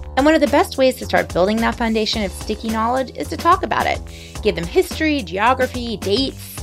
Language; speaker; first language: English; native; English